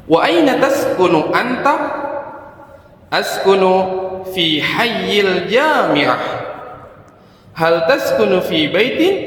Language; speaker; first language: Arabic; non-native, fluent; Indonesian